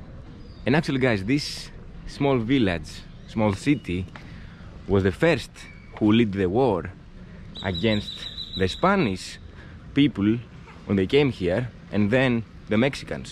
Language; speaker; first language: English; non-native, fluent; Greek